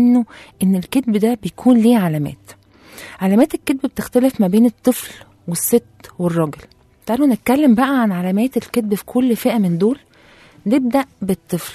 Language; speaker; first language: Arabic; native; Arabic